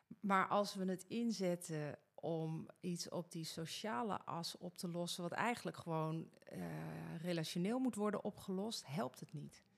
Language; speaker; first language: Dutch; native; Dutch